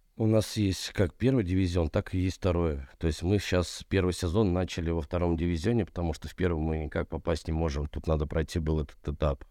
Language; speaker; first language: Russian; native; Russian